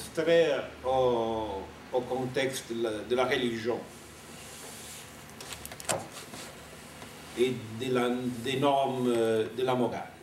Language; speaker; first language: French; non-native, fluent; Italian